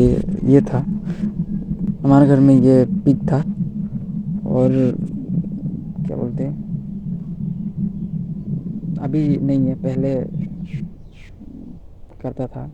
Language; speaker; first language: Hindi; non-native, local second language; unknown